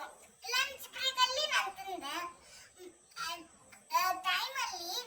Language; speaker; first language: Kannada; non-native, local second language; Hindi